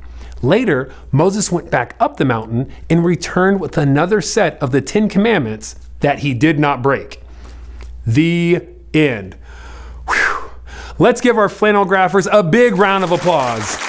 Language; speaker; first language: English; native; English